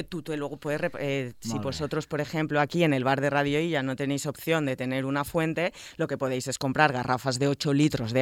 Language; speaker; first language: Spanish; native; Spanish